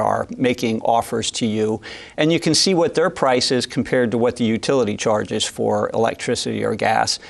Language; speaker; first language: English; native; English